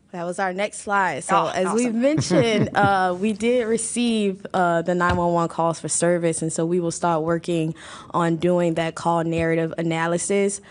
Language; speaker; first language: English; native; English